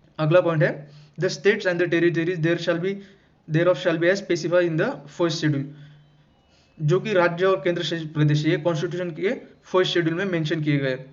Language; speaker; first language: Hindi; non-native, local second language; Marathi